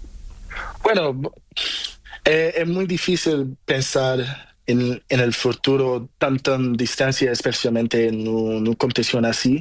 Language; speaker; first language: Spanish; non-native, learner; Portuguese